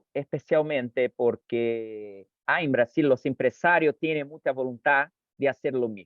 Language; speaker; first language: Spanish; non-native, fluent; Portuguese